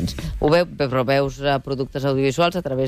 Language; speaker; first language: Catalan; native; Catalan